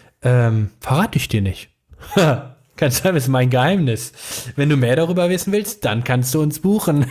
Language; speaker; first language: German; native; German